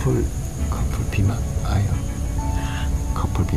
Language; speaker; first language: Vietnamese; non-native, learner; English